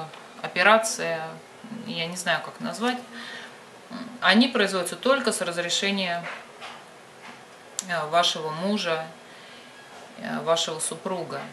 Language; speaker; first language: Russian; native; Russian